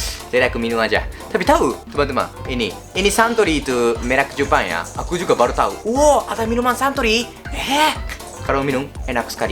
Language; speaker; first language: Indonesian; non-native, learner; Japanese